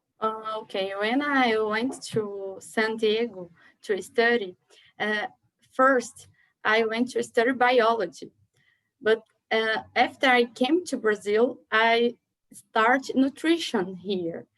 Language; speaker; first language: English; non-native, learner; Portuguese